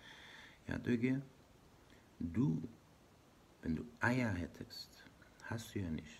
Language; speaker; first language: German; non-native, learner; Persian